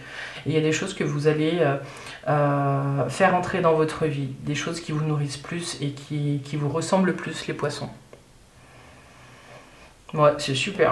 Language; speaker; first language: French; native; French